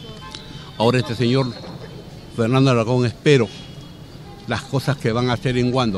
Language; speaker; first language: Spanish; native; Spanish